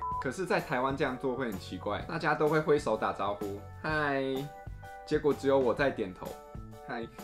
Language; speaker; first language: Chinese; non-native, fluent; Korean